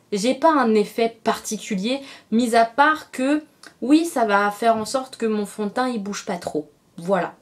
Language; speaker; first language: French; native; French